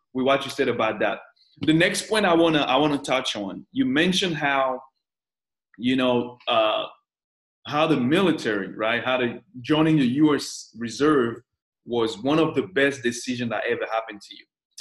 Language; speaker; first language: English; non-native, fluent; French